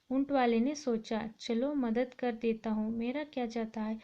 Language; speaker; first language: Hindi; non-native, local second language; Kannada